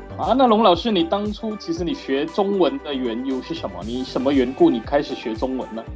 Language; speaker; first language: Chinese; native; Chinese